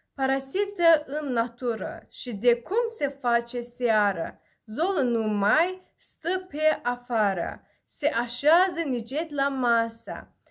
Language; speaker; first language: Romanian; non-native, learner; Azerbaijani